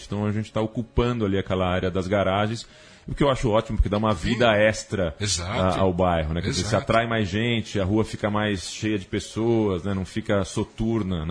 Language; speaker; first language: Portuguese; native; Portuguese